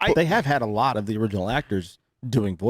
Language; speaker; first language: English; native; English